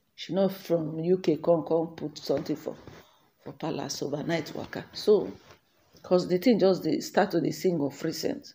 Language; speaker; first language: Nigerian Pidgin; non-native, local second language; Igbo